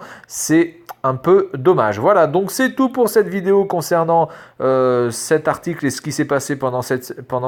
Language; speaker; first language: French; native; French